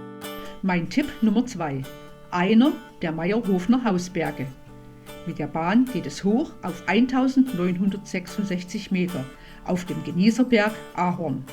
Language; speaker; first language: German; native; German